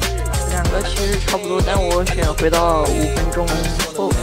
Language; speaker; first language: Chinese; native; Chinese